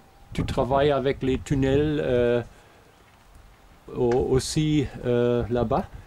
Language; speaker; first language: French; non-native, fluent; German